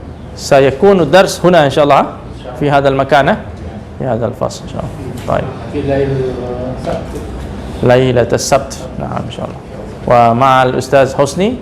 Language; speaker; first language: Arabic; non-native, fluent; Indonesian